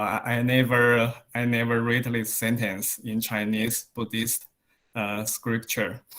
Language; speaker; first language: English; non-native, learner; Chinese